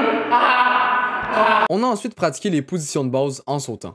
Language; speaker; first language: French; native; French